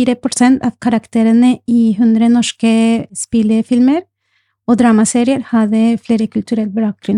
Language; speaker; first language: Norwegian; non-native, fluent; Spanish